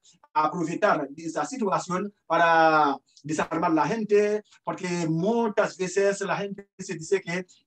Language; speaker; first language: Spanish; non-native, fluent; Haitian Creole